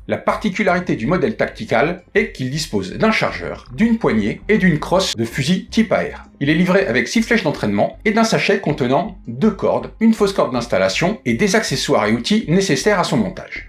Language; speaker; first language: French; native; French